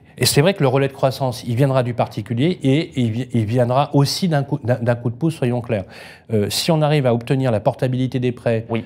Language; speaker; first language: French; native; French